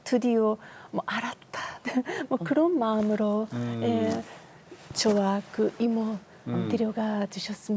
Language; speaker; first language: Korean; non-native, learner; Japanese